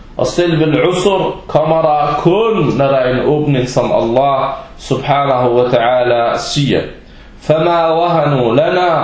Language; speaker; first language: Danish; early bilingual, other home language; Arabic